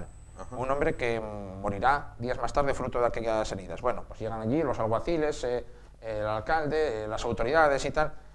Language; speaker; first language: Spanish; native; Spanish